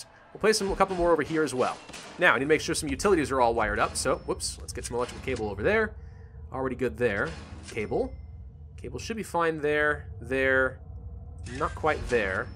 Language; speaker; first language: English; native; English